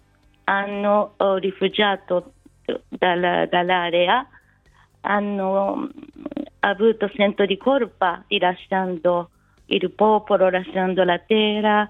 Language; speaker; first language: Italian; non-native, fluent; Japanese